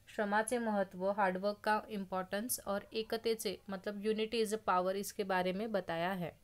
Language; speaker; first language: Hindi; non-native, local second language; Marathi